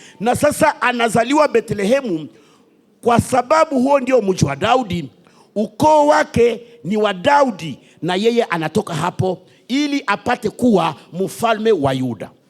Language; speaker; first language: Swahili; native; Swahili